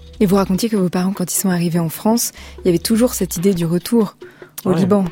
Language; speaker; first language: French; native; French